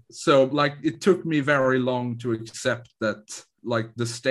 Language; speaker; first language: English; non-native, fluent; Swedish